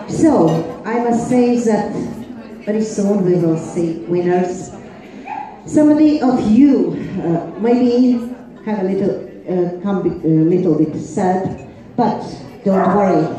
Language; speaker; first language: English; non-native, learner; Latvian